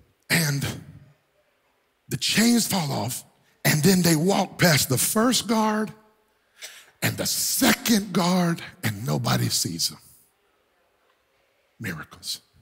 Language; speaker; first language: English; native; English